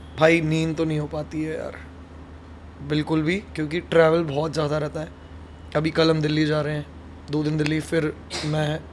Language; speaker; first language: Hindi; native; Hindi